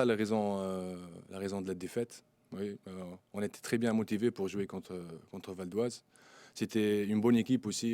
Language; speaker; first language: French; non-native, local second language; Arabic